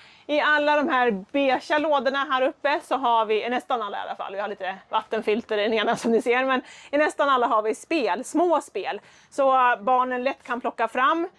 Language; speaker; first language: Swedish; native; Swedish